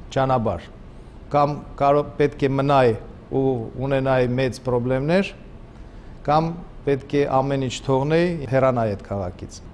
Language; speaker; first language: Armenian; native; Armenian